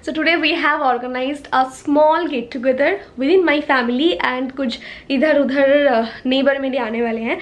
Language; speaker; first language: Hindi; non-native, local second language; Bangla